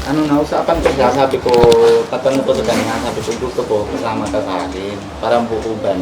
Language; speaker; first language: Filipino; non-native, learner; Punjabi